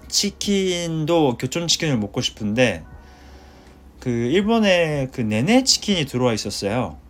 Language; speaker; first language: Korean; non-native, fluent; Japanese